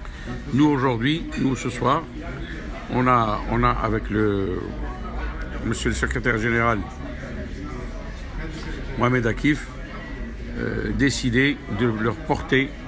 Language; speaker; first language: French; non-native, local second language; Arabic